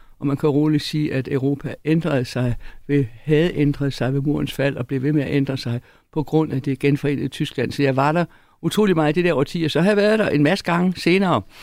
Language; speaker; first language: Danish; native; Danish